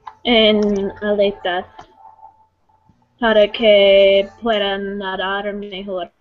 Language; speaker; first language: Spanish; non-native, learner; English